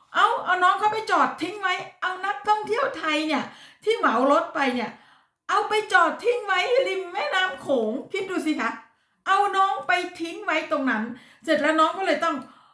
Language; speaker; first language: Thai; native; Thai